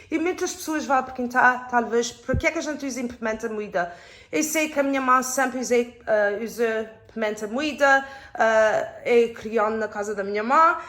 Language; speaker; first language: Portuguese; early bilingual, other home language; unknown